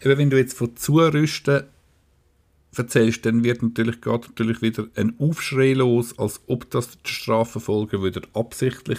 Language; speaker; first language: German; native; German